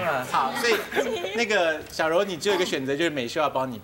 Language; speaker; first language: Chinese; native; Chinese